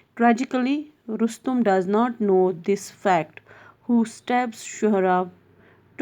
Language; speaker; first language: English; non-native, local second language; Urdu